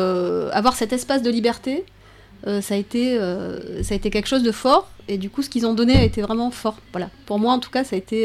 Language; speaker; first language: French; native; French